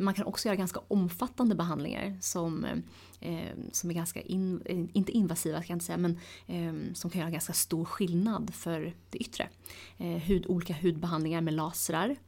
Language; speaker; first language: Swedish; early bilingual, other home language; Tigrinya